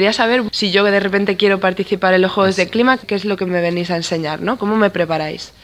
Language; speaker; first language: Spanish; native; Spanish